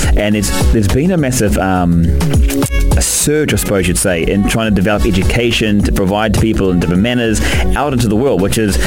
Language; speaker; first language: English; native; English